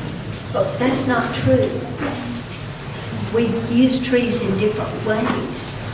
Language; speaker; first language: English; native; English